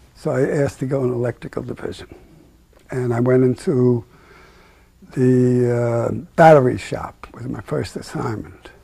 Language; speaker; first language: English; native; English